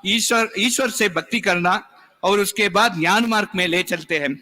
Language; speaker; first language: Hindi; non-native, local second language; Tamil